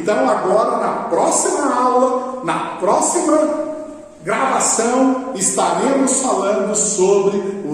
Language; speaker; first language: Portuguese; native; Portuguese